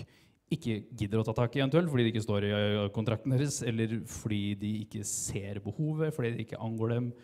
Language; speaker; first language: Norwegian; native; Norwegian